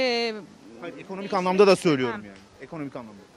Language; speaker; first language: Turkish; native; Turkish